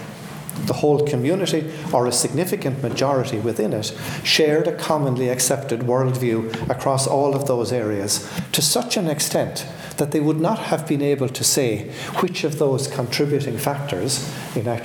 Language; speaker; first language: English; native; English